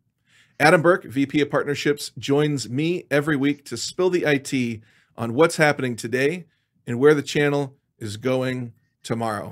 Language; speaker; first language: English; native; English